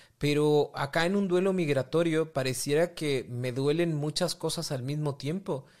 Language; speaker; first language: Spanish; native; Spanish